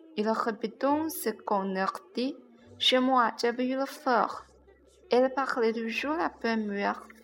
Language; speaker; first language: French; non-native, learner; Chinese